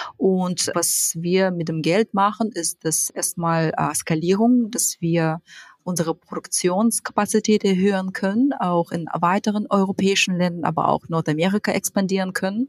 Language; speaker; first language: German; non-native, fluent; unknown